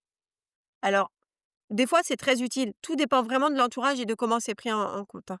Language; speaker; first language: French; native; French